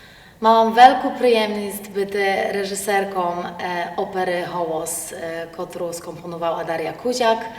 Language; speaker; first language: Polish; non-native, local second language; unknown